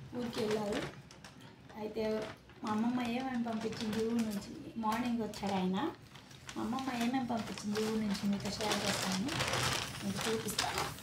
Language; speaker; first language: Telugu; non-native, learner; Assamese